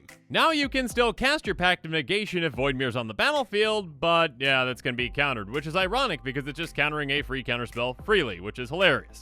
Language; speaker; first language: English; native; English